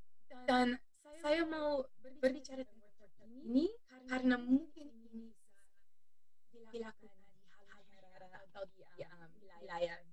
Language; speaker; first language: Indonesian; non-native, learner; English